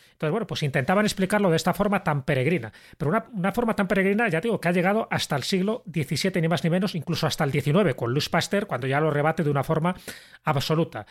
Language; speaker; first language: Spanish; native; Spanish